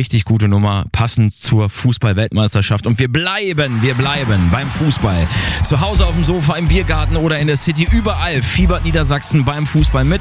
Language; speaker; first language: German; native; German